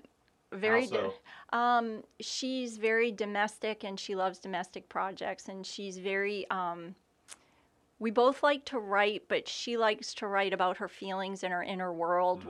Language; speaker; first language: English; native; English